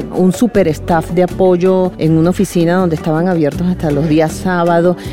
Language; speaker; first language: Spanish; native; Spanish